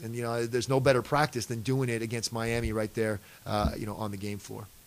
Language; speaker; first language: English; native; English